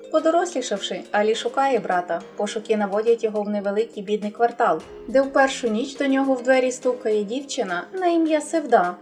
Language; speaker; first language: Ukrainian; native; Ukrainian